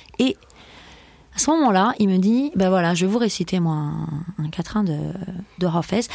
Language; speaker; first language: French; early bilingual, other home language; Persian